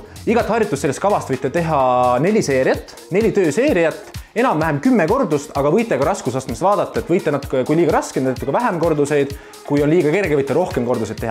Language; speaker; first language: Estonian; native; Estonian